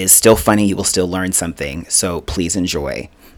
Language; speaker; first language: English; native; English